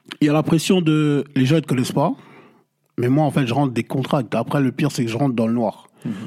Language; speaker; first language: French; non-native, local second language; Lingala